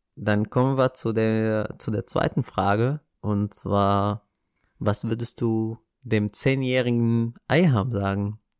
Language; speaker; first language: German; non-native, fluent; Arabic